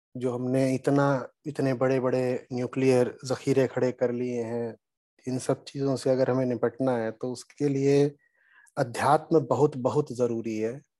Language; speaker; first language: Hindi; native; Hindi